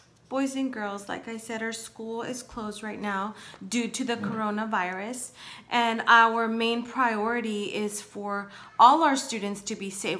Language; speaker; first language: English; early bilingual, other home language; Spanish